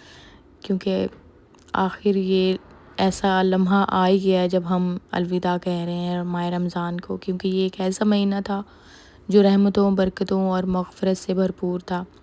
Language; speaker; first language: Urdu; native; Urdu